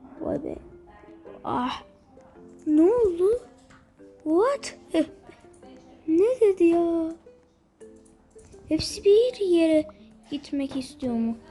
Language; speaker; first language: Turkish; early bilingual, heritage; Turkish